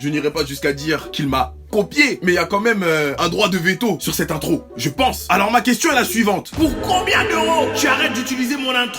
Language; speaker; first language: French; native; French